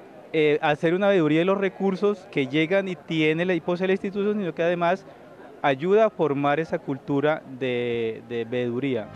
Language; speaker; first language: Spanish; native; Spanish